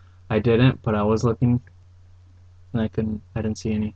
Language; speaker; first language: English; early bilingual, other home language; Spanish